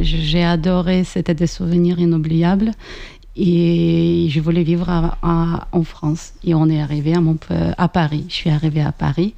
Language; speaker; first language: French; non-native, fluent; Ukrainian